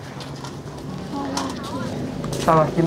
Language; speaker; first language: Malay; non-native, local second language; Sundanese